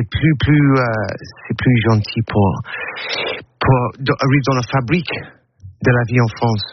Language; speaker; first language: French; non-native, learner; English